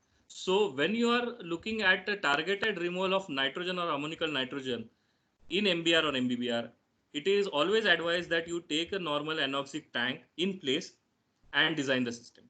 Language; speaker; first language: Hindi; non-native, local second language; Marathi